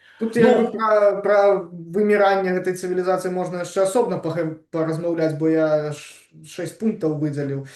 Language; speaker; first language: Belarusian; non-native, local second language; Russian